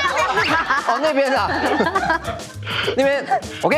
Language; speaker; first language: Chinese; native; Chinese